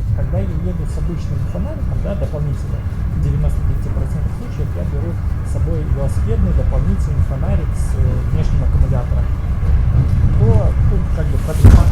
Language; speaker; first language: Russian; native; Russian